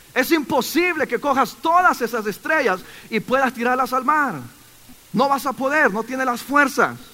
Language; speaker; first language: Spanish; native; Spanish